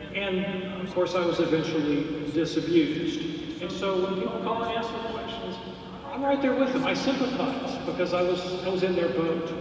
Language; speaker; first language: English; native; English